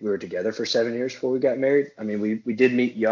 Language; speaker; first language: English; native; English